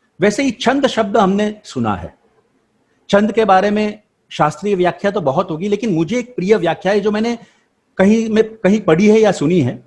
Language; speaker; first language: Hindi; non-native, local second language; Gujarati